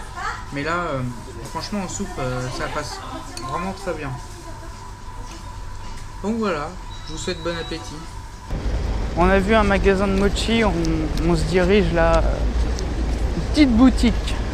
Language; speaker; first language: French; native; French